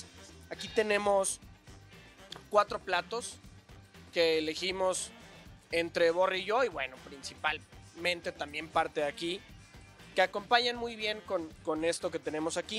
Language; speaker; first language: Spanish; native; Spanish